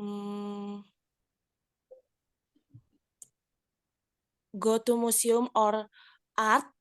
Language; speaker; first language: English; non-native, learner; Indonesian